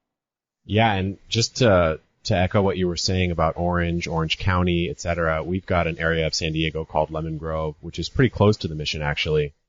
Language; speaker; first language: English; native; English